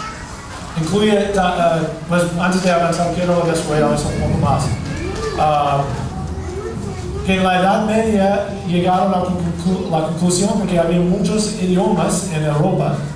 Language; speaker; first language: Spanish; non-native, fluent; English